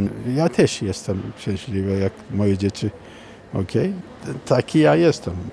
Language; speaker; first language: Polish; non-native, learner; Turkish